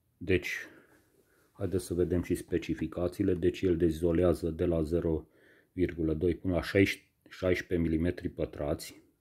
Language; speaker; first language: Romanian; non-native, local second language; Hungarian